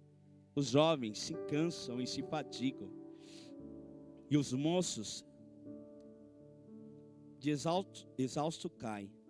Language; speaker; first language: Portuguese; native; Portuguese